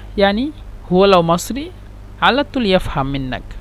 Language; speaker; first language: Egyptian Arabic; non-native, learner; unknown